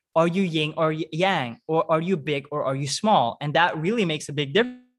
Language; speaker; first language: English; non-native, fluent; Dutch